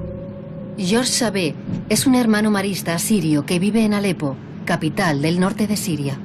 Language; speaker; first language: Spanish; native; Spanish